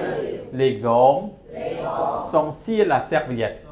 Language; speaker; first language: French; non-native, fluent; Khmer